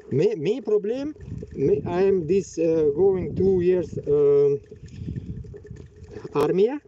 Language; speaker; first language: English; non-native, learner; Bashkir